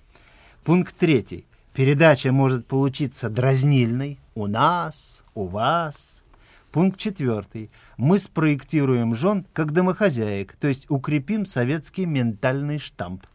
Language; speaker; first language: Russian; native; Russian